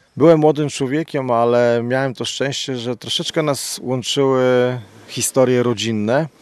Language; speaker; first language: Polish; native; Polish